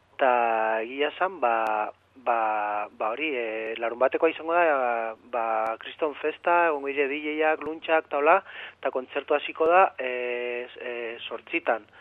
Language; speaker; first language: Basque; non-native, local second language; Catalan